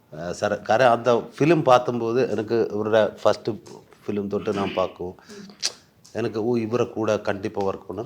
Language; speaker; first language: Tamil; non-native, learner; Malayalam